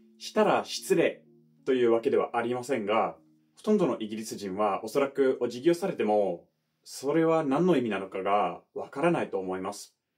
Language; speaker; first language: Japanese; non-native, fluent; English